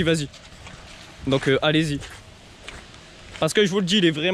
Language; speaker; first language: French; native; French